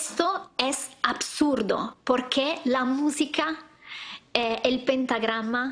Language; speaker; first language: Spanish; non-native, learner; Italian